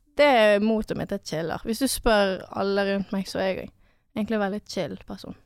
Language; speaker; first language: Norwegian; early bilingual, other home language; French